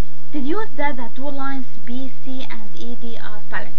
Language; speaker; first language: English; non-native, local second language; Arabic